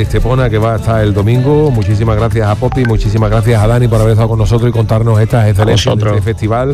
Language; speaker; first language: Spanish; native; Spanish